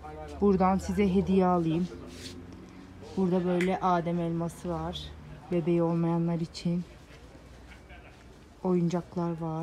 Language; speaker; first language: Turkish; native; Turkish